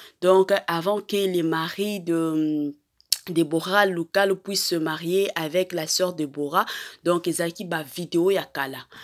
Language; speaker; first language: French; non-native, local second language; Lingala